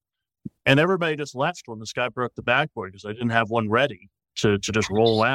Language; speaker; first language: English; native; English